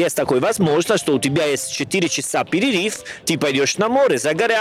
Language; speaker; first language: Russian; non-native, learner; Italian